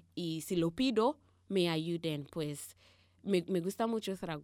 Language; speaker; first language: Spanish; non-native, learner; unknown